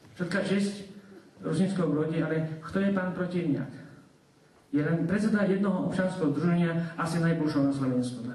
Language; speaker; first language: Slovak; non-native, local second language; Rusyn